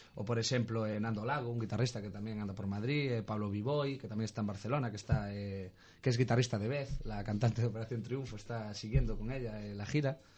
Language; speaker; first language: Spanish; native; Spanish